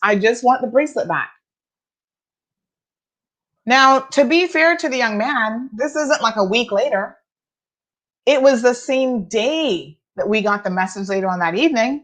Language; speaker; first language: English; native; English